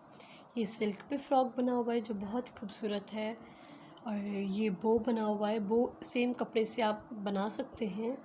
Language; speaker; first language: Hindi; native; Hindi